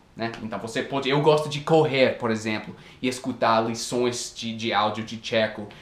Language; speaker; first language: Portuguese; non-native, fluent; English